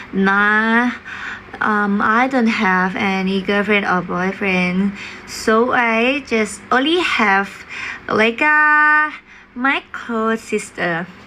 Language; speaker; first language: English; non-native, learner; Thai